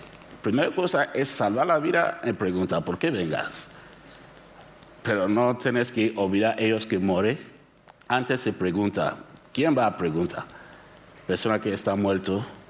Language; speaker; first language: Spanish; non-native, learner; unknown